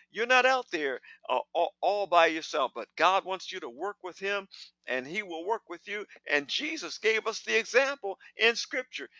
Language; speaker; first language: English; native; English